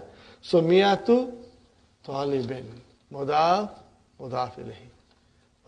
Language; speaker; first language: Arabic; non-native, fluent; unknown